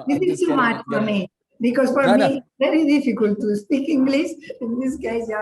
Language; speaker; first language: English; non-native, learner; Spanish